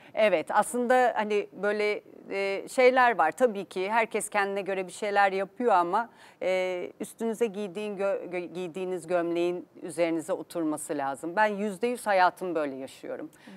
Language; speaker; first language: Turkish; native; Turkish